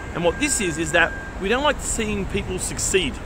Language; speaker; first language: English; native; English